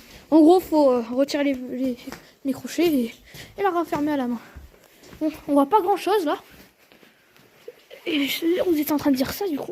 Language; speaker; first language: French; native; French